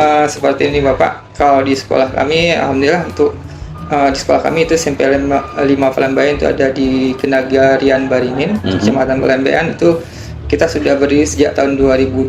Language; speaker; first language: Indonesian; native; Indonesian